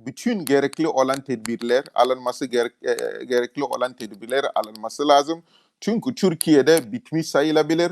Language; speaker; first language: Turkish; non-native, fluent; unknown